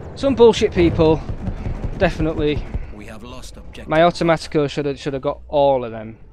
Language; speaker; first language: English; native; English